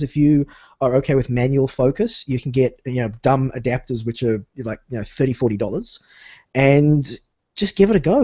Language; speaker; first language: English; native; English